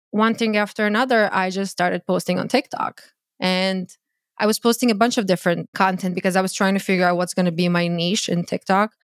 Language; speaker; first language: English; non-native, fluent; Croatian